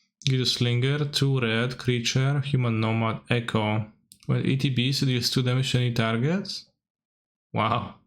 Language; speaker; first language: English; non-native, fluent; Polish